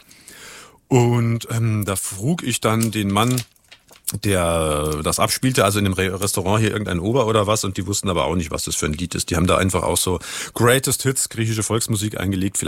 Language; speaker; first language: German; native; German